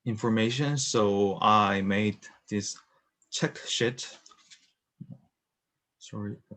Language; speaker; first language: English; non-native, learner; Korean